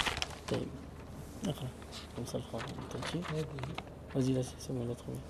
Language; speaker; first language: Arabic; non-native, fluent; French